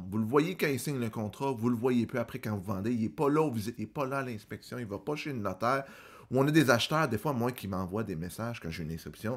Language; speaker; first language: French; native; French